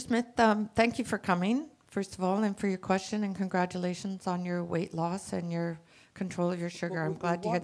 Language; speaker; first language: English; native; English